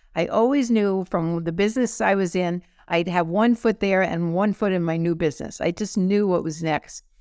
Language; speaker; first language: English; native; English